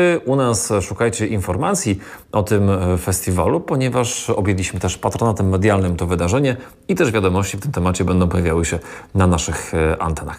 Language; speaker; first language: Polish; native; Polish